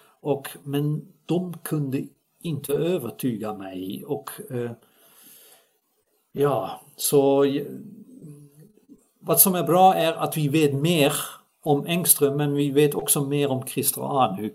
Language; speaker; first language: Swedish; non-native, fluent; Dutch